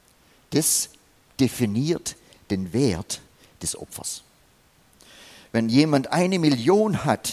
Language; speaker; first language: German; non-native, fluent; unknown